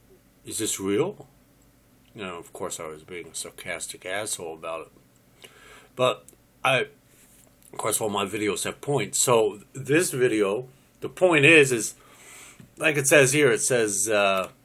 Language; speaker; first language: English; native; English